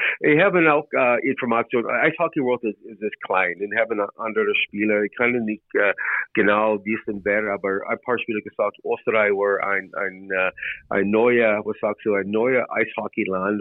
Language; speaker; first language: German; non-native, learner; English